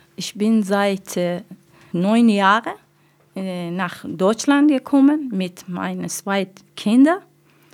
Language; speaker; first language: German; non-native, learner; Persian